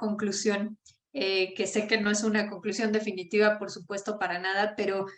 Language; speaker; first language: Spanish; native; Spanish